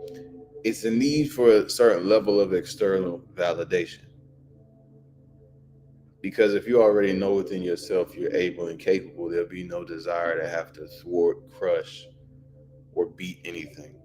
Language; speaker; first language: English; native; English